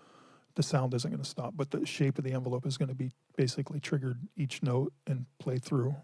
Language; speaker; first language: English; native; English